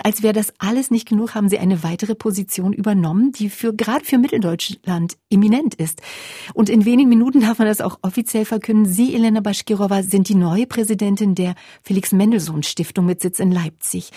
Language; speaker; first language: German; native; German